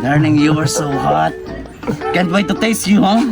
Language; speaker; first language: English; non-native, local second language; Filipino